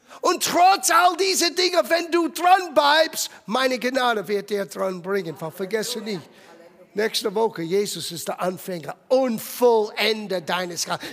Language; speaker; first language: German; non-native, fluent; English